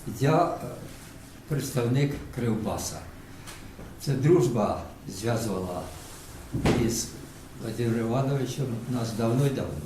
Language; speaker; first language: Ukrainian; non-native, local second language; Russian